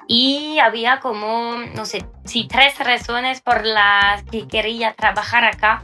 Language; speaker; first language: Spanish; non-native, fluent; French